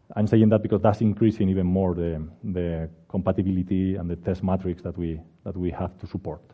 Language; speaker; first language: English; non-native, fluent; Spanish